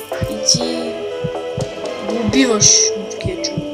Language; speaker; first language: Bulgarian; native; Bulgarian